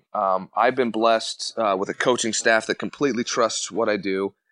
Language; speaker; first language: English; native; English